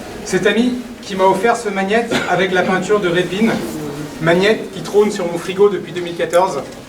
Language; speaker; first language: French; native; French